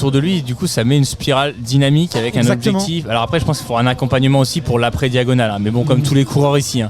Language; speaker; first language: French; native; French